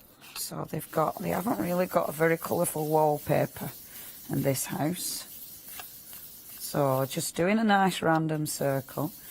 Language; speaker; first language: English; native; English